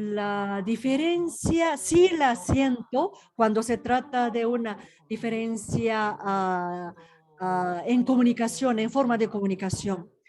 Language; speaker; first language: Spanish; non-native, fluent; Japanese